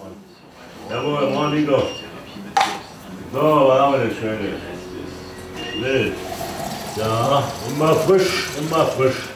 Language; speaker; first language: German; native; German